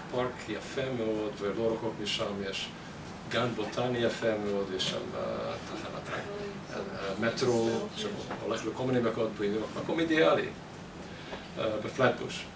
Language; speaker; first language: Hebrew; non-native, fluent; Hungarian